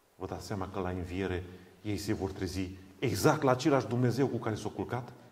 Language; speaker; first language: Romanian; non-native, local second language; Hungarian